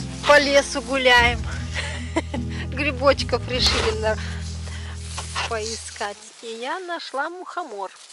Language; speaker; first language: Russian; native; Russian